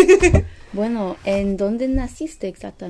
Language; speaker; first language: Spanish; non-native, learner; English